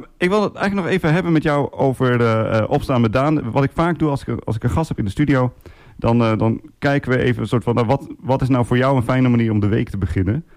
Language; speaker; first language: Dutch; native; Dutch